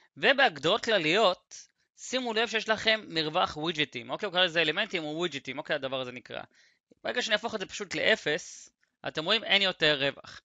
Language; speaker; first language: Hebrew; native; Hebrew